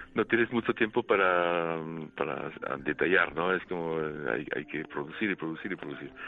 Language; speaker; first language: Spanish; non-native, fluent; French